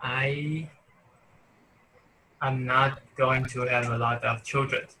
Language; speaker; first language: English; non-native, learner; Chinese